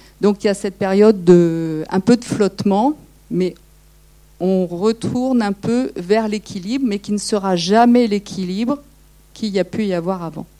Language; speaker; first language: French; native; French